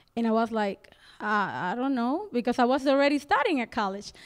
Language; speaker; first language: English; non-native, fluent; Spanish